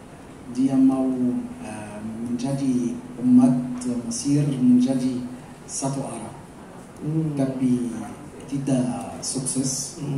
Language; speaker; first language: Indonesian; non-native, local second language; Arabic